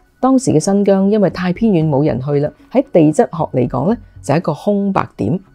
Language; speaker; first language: Chinese; non-native, local second language; Cantonese